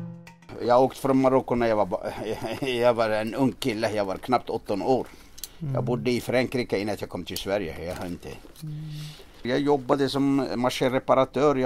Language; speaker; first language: Swedish; non-native, fluent; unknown